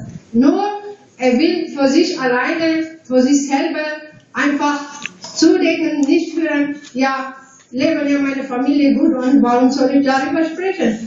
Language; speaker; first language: German; non-native, fluent; Tigrinya